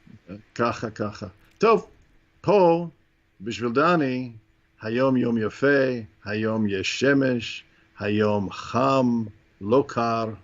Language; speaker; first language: Hebrew; non-native, fluent; English